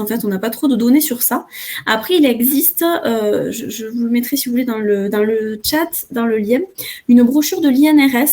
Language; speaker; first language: French; native; French